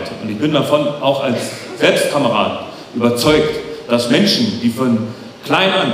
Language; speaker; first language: German; native; German